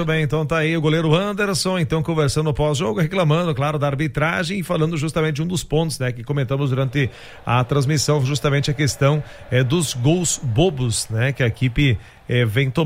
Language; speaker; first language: Portuguese; native; Portuguese